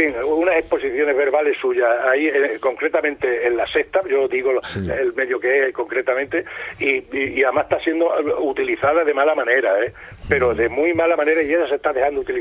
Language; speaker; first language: Spanish; native; Spanish